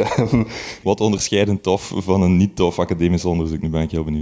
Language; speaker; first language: Dutch; native; Dutch